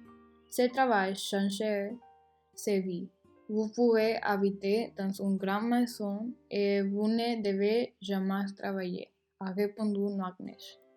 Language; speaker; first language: French; non-native, learner; Spanish